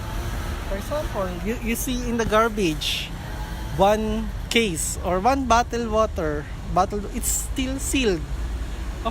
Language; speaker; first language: English; non-native, learner; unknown